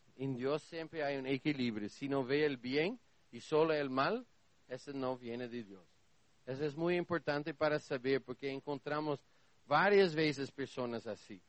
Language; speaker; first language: Spanish; non-native, learner; Portuguese